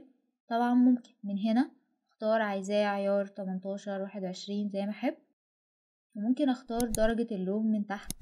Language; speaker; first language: Arabic; native; Arabic